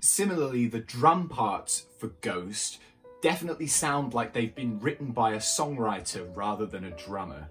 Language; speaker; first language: English; native; English